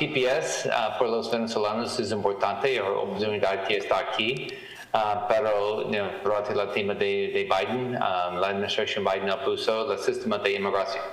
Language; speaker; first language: Spanish; non-native, learner; English